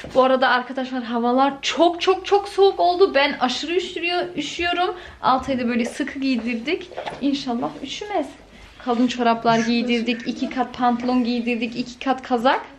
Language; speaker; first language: Turkish; early bilingual, heritage; Turkish